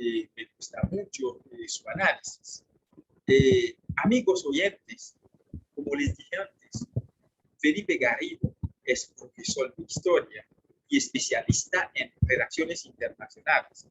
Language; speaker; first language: Spanish; non-native, fluent; French